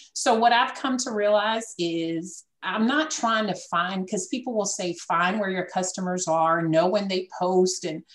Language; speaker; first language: English; native; English